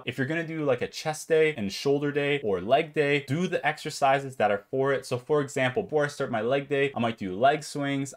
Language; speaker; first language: English; native; English